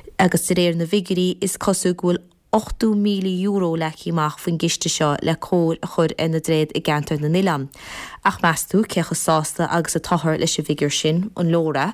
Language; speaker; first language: Irish; native; Irish